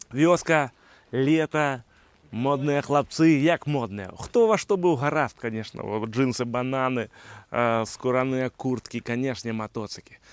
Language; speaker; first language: Belarusian; native; Belarusian